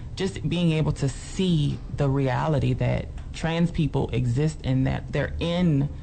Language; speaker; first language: English; native; English